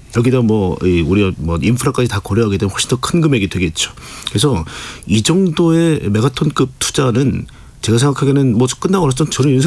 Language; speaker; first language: Korean; native; Korean